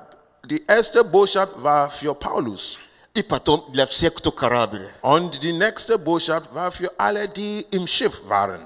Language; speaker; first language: German; non-native, learner; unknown